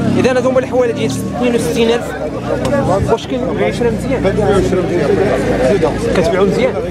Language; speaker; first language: Arabic; native; Arabic